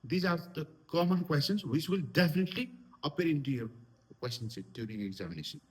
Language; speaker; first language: English; non-native, local second language; Nepali